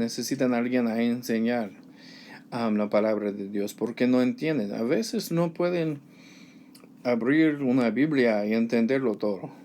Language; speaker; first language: Spanish; non-native, learner; English